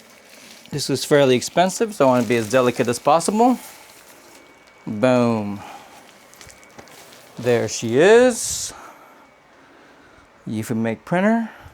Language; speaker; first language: English; native; English